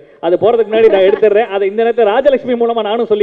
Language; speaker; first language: Tamil; native; Tamil